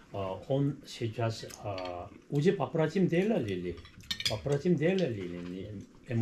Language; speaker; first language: Russian; non-native, learner; Korean